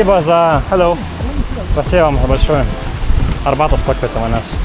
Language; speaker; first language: Russian; non-native, learner; Lithuanian